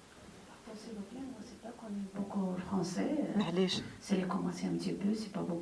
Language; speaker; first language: French; non-native, learner; Arabic